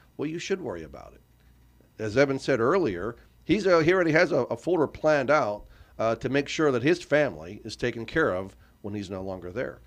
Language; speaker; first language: English; native; English